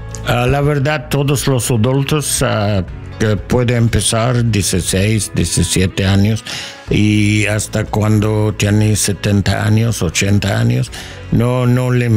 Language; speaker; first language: Spanish; non-native, learner; English